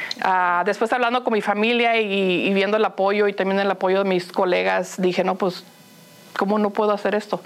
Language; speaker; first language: Spanish; early bilingual, heritage; Spanish